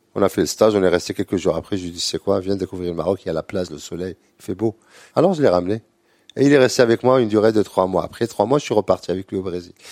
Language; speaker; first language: French; non-native, local second language; Arabic